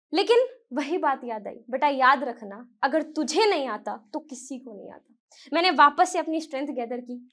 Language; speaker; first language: Hindi; native; Hindi